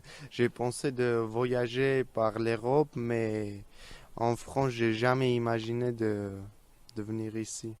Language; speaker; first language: French; non-native, fluent; Armenian